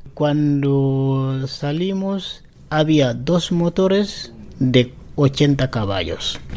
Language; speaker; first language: Spanish; non-native, fluent; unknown